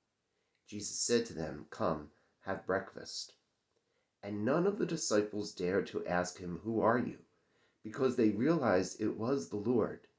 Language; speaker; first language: English; native; English